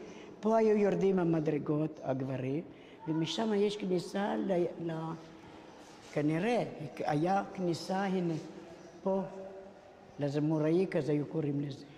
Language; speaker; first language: Hebrew; non-native, fluent; Spanish